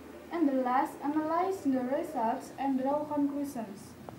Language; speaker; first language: English; non-native, learner; Indonesian